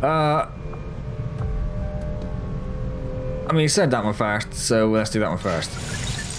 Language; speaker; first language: English; native; English